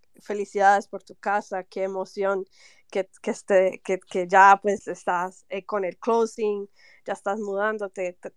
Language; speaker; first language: Spanish; native; Spanish